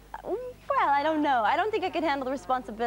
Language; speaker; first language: English; native; English